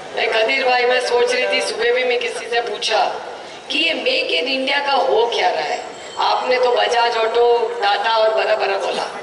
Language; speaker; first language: Hindi; non-native, local second language; Marathi